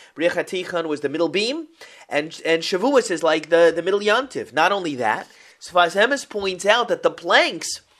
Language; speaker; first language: English; native; English